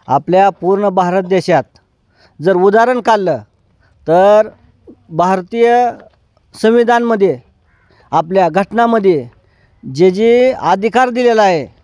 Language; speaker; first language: Marathi; native; Marathi